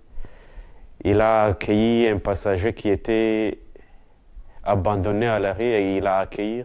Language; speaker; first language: French; non-native, local second language; Kinyarwanda